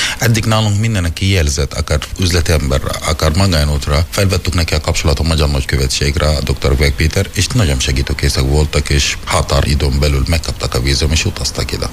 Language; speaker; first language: Hungarian; non-native, fluent; Arabic